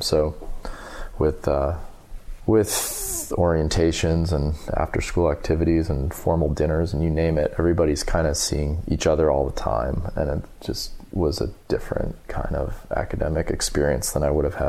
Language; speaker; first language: English; native; English